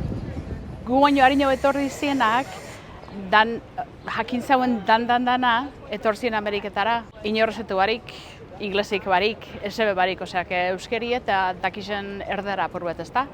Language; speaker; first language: Basque; early bilingual, heritage; Basque